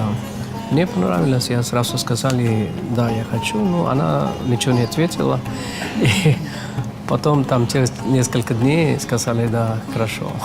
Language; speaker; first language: Russian; non-native, fluent; Tamil